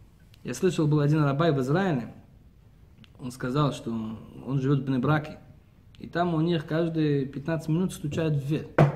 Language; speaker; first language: Russian; early bilingual, heritage; Russian